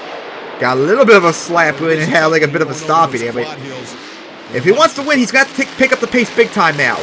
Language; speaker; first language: English; native; English